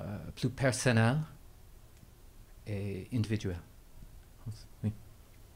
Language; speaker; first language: French; non-native, fluent; English